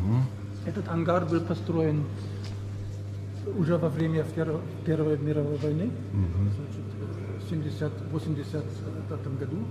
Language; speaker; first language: Russian; non-native, fluent; German